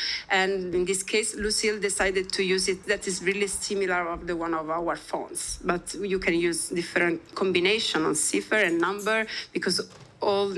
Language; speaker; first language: English; non-native, fluent; Italian